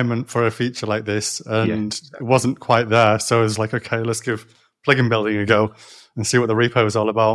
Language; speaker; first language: English; native; English